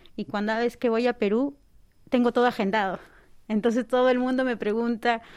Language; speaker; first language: Spanish; native; Spanish